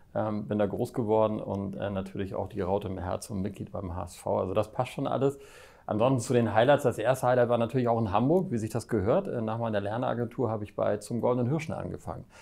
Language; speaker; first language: German; native; German